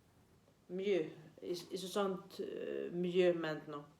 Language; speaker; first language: French; non-native, learner; Swedish